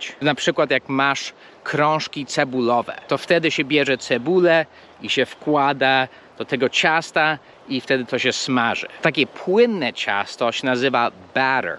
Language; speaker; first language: Polish; non-native, fluent; English